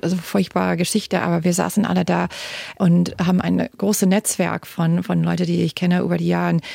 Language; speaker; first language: German; non-native, fluent; English